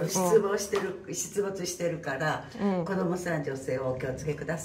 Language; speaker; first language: Japanese; native; Japanese